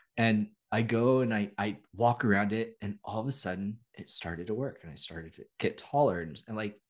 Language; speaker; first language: English; native; English